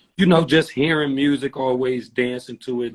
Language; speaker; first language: English; native; English